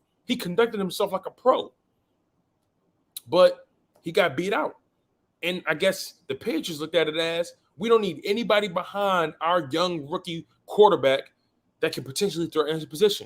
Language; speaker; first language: English; native; English